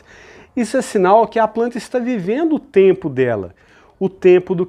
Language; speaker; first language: Portuguese; native; Portuguese